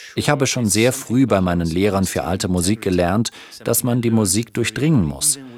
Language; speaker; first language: German; non-native, fluent; Spanish